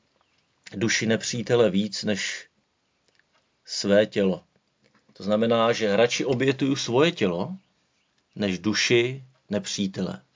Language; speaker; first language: Czech; native; Czech